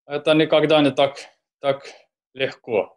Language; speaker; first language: Russian; non-native, fluent; Finnish